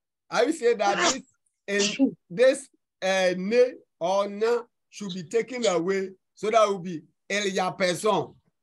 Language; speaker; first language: English; non-native, local second language; Akan